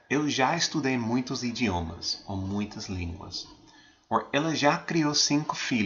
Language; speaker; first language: Portuguese; non-native, fluent; English